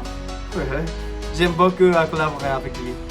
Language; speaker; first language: French; non-native, learner; Japanese